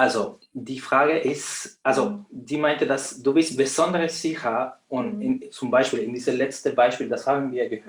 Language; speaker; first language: German; non-native, fluent; Spanish